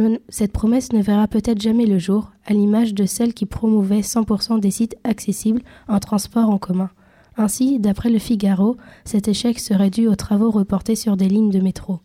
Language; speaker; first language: French; native; French